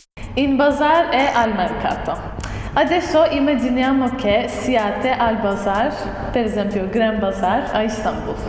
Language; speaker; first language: Italian; non-native, fluent; Turkish